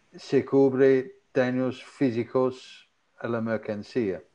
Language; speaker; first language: Spanish; non-native, fluent; English